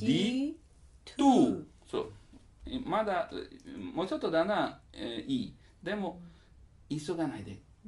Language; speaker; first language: Japanese; non-native, learner; Italian